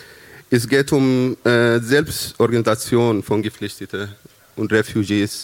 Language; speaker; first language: German; non-native, fluent; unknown